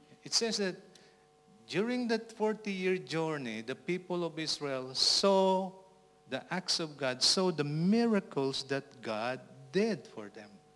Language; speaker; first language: English; non-native, local second language; Filipino